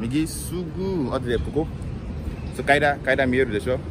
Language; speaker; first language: Japanese; non-native, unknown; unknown